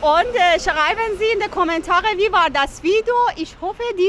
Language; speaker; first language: German; non-native, fluent; Persian